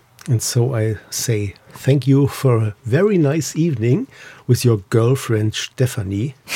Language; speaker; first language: English; non-native, learner; German